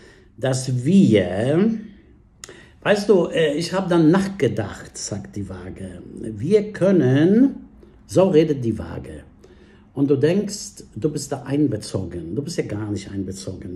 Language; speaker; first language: German; non-native, fluent; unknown